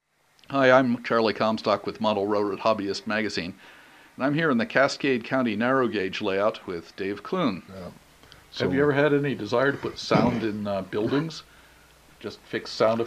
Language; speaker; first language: English; native; English